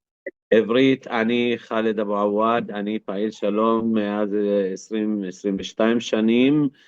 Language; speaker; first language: Hebrew; non-native, local second language; Arabic